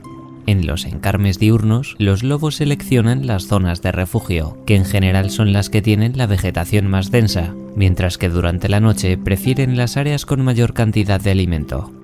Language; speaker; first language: Spanish; native; Spanish